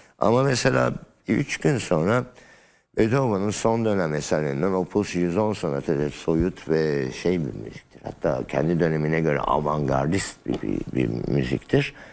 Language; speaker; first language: Turkish; native; Turkish